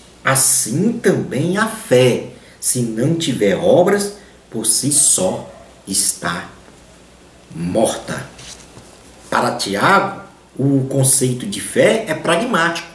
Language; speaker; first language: Portuguese; native; Portuguese